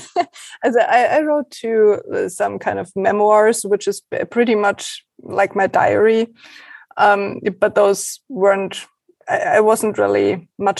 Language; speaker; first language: English; non-native, fluent; German